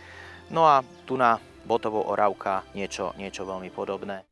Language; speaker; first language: Slovak; native; Slovak